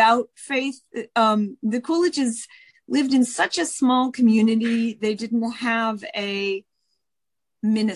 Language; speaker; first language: English; native; English